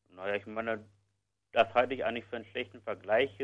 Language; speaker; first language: German; native; German